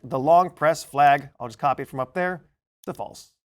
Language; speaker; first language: English; native; English